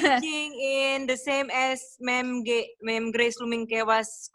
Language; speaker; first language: English; non-native, learner; Indonesian